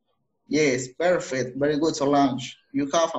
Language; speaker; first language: English; non-native, fluent; Spanish